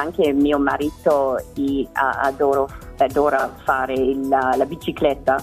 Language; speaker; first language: Italian; non-native, learner; English